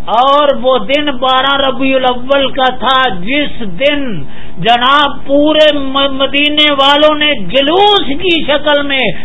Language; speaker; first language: Urdu; non-native, local second language; Dogri